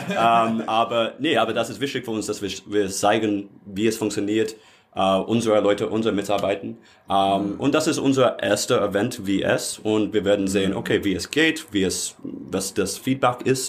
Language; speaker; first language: German; non-native, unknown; English